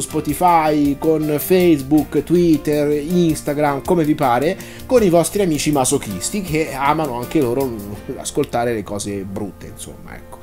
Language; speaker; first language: Italian; native; Italian